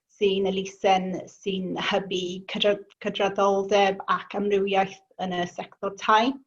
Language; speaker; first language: Welsh; non-native, local second language; English